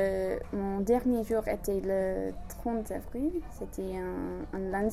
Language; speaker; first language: French; non-native, learner; English